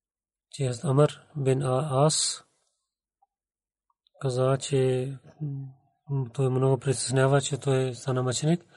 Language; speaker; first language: Bulgarian; non-native, learner; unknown